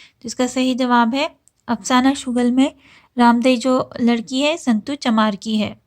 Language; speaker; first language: Urdu; native; Urdu